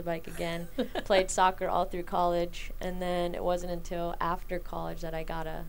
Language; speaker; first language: English; early bilingual, other home language; Spanish